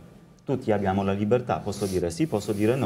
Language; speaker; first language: Italian; non-native, learner; Polish